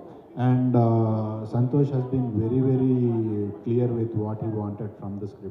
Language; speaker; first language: Telugu; native; Telugu